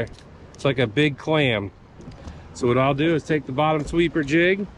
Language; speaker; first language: English; native; English